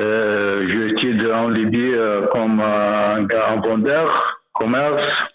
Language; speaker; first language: French; non-native, learner; Arabic